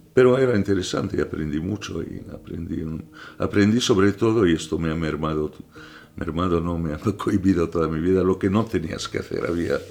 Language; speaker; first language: Spanish; non-native, fluent; Arabic